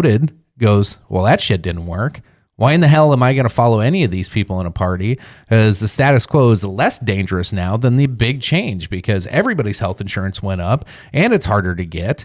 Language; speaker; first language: English; native; English